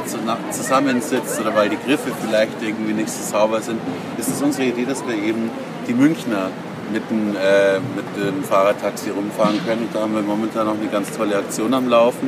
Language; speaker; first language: German; native; German